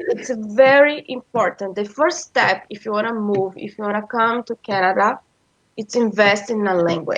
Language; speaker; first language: English; non-native, fluent; Portuguese